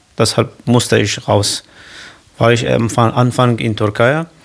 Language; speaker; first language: German; non-native, learner; Kurdish